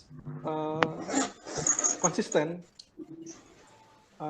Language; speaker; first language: English; non-native, learner; Indonesian